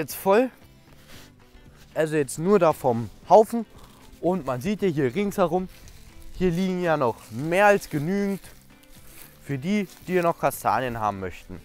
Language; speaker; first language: German; native; German